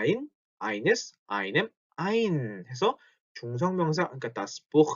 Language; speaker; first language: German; non-native, fluent; Korean